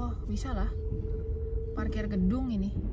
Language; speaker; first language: Indonesian; native; Indonesian